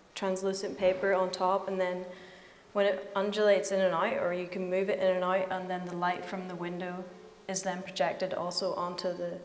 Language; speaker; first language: English; native; English